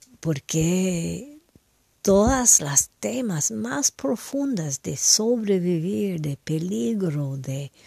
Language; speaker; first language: Spanish; non-native, fluent; French